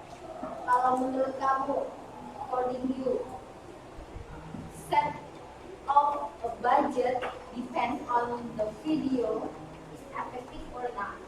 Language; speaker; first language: English; non-native, learner; Indonesian